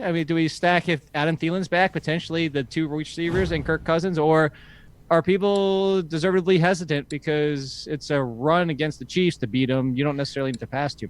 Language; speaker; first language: English; native; English